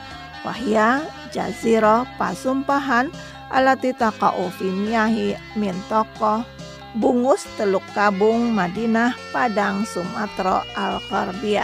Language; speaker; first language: Arabic; non-native, fluent; Indonesian